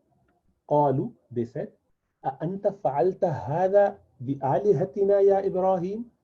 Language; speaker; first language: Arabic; non-native, fluent; Urdu